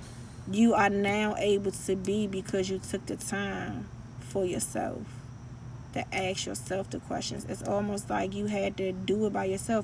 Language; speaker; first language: English; native; English